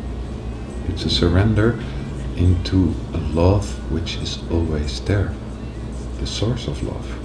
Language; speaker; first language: English; non-native, fluent; Dutch